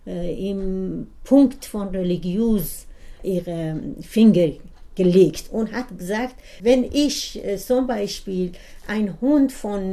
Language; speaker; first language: German; non-native, learner; Persian